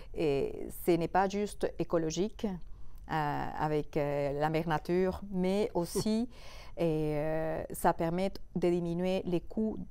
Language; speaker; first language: French; non-native, fluent; Spanish